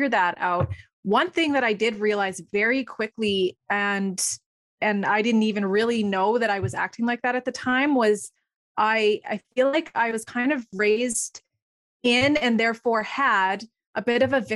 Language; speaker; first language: English; native; English